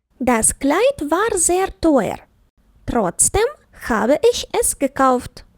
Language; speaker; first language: German; non-native, fluent; Ukrainian